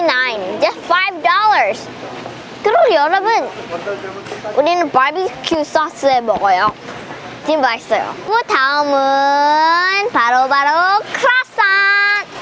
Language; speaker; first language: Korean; early bilingual, heritage; Korean